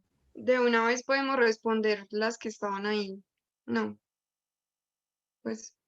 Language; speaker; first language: Spanish; native; Spanish